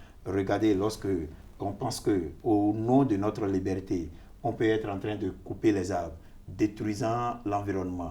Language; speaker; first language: French; non-native, fluent; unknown